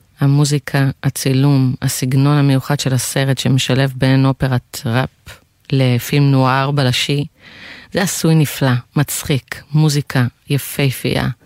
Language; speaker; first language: Hebrew; non-native, fluent; Russian